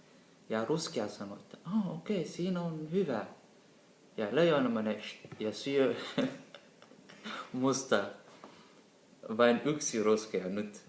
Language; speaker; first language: Finnish; non-native, learner; Somali